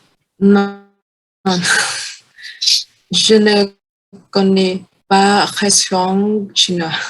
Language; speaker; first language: French; non-native, learner; Vietnamese